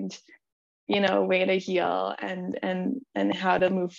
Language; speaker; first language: English; native; English